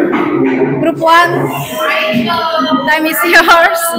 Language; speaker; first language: English; non-native, learner; Indonesian